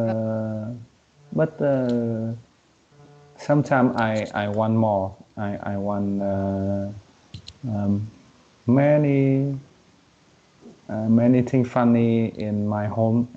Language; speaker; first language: English; non-native, learner; Vietnamese